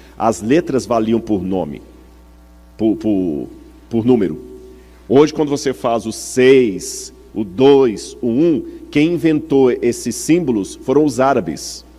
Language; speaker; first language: Portuguese; native; Portuguese